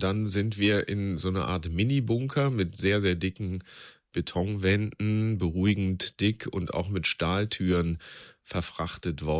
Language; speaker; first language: German; native; German